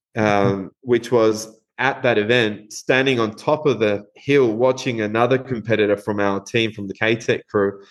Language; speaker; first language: English; non-native, fluent; Spanish